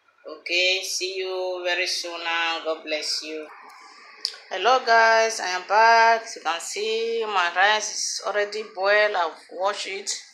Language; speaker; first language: English; non-native, local second language; Igbo